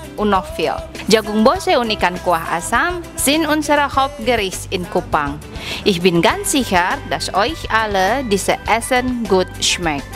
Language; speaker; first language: German; non-native, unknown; Indonesian